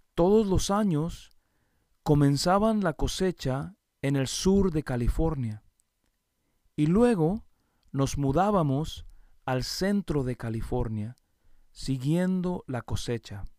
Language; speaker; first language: Spanish; early bilingual, heritage; Spanish